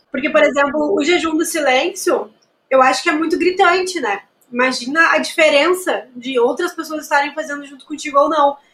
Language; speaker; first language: Portuguese; native; Portuguese